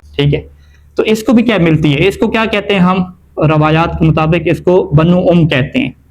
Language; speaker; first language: Urdu; native; Urdu